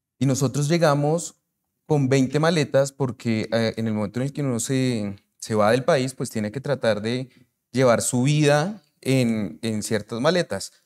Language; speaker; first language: Spanish; native; Spanish